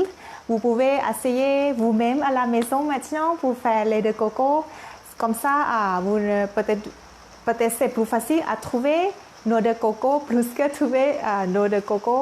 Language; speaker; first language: French; non-native, learner; Thai